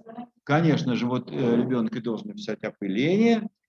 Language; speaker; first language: Russian; native; Russian